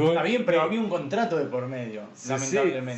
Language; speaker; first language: Spanish; native; Spanish